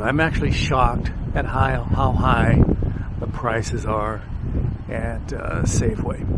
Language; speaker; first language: English; native; English